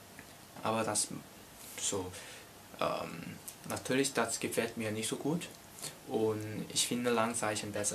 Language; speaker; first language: German; non-native, learner; Cantonese